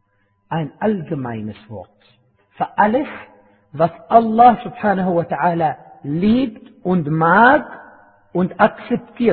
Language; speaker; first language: German; non-native, fluent; Arabic